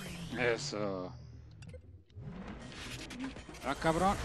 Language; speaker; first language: Spanish; native; Spanish